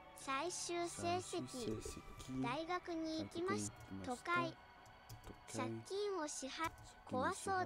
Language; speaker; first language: Japanese; non-native, learner; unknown